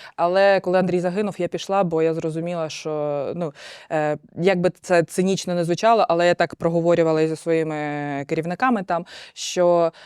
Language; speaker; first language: Ukrainian; non-native, local second language; Russian